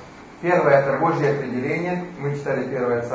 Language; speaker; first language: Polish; non-native, learner; Russian